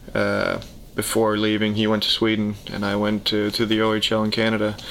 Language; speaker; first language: English; early bilingual, heritage; Danish